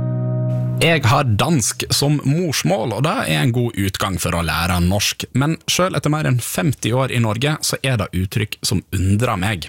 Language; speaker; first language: Norwegian; native; Norwegian